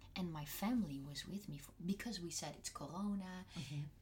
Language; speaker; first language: English; non-native, fluent; Dutch